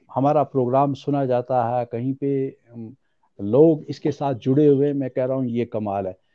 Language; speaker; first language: Urdu; non-native, local second language; Pahari-Potwari